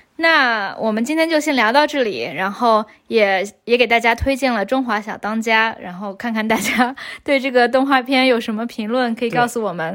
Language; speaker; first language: Chinese; native; Chinese